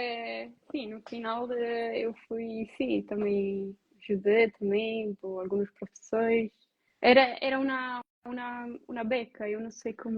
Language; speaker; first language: Portuguese; non-native, learner; Italian